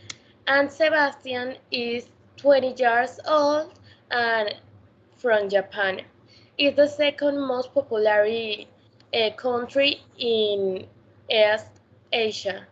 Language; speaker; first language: English; non-native, learner; Spanish